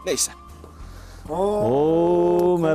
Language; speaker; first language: Turkish; native; Turkish